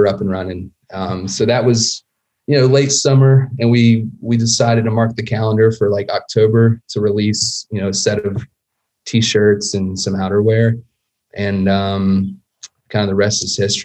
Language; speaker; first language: English; native; English